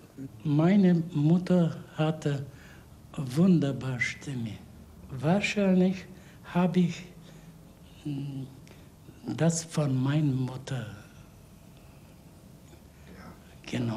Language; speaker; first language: German; non-native, learner; Bulgarian